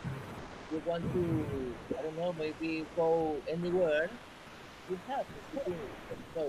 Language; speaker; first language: English; non-native, fluent; Spanish